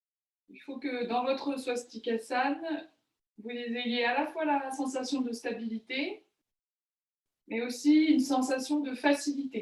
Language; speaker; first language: French; native; French